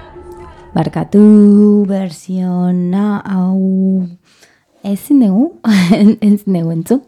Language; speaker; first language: Basque; non-native, learner; Spanish